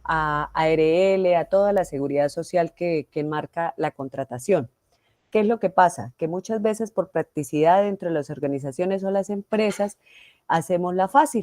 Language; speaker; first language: Spanish; native; Spanish